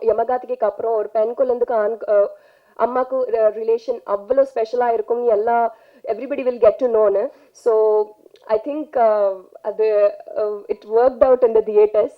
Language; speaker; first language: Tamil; non-native, learner; Telugu